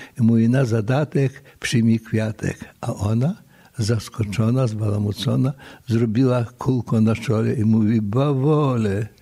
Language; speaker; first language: Polish; native; Polish